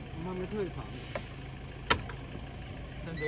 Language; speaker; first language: Chinese; native; Chinese